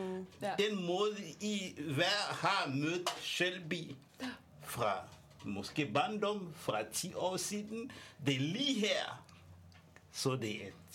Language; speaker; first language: Danish; non-native, learner; French